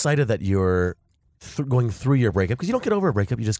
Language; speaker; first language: English; native; English